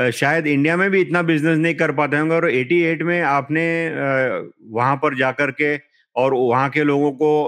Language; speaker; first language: Hindi; non-native, local second language; Marathi